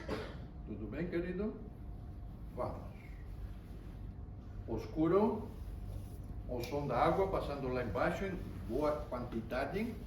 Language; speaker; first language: Portuguese; non-native, fluent; Spanish